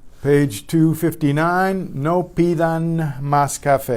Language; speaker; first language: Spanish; non-native, fluent; English